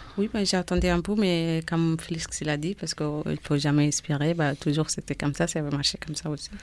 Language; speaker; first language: French; non-native, learner; Arabic